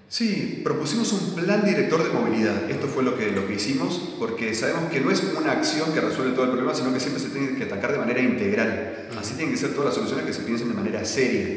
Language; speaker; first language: Spanish; native; Spanish